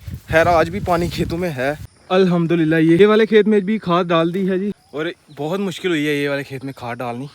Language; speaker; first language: Urdu; non-native, local second language; Punjabi